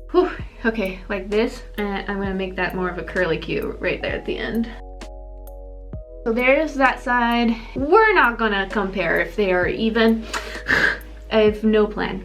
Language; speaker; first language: English; native; English